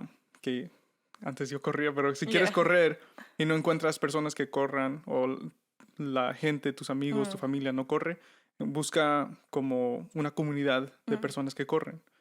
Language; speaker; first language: Spanish; early bilingual, heritage; Spanish